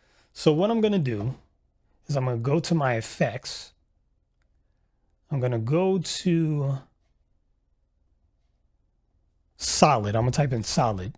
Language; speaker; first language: English; native; English